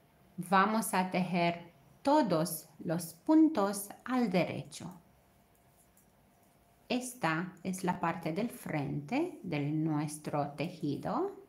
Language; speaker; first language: Spanish; non-native, fluent; Romanian